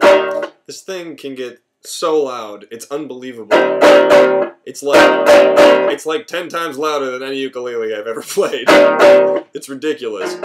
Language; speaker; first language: English; native; English